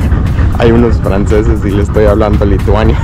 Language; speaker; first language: Spanish; early bilingual, heritage; English